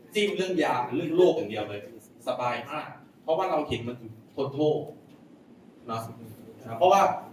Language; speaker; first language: Thai; non-native, local second language; Lao